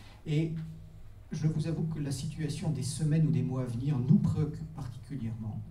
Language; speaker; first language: French; native; French